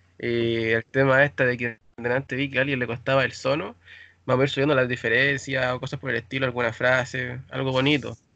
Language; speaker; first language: Spanish; native; Spanish